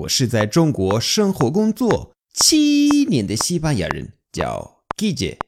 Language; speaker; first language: Chinese; non-native, fluent; Spanish